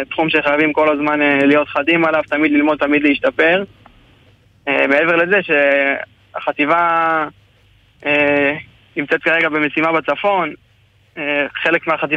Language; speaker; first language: Hebrew; native; Hebrew